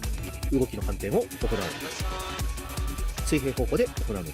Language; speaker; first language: Japanese; native; Japanese